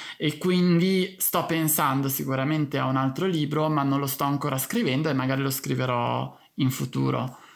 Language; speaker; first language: Italian; native; Italian